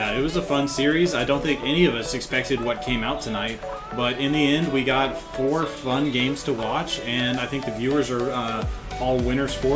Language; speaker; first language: English; native; English